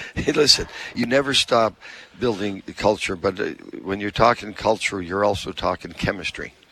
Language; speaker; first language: English; native; English